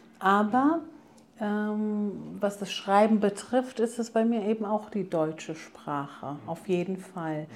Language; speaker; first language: German; early bilingual, other home language; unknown